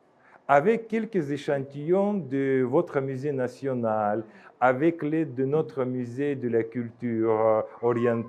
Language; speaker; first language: French; non-native, fluent; Russian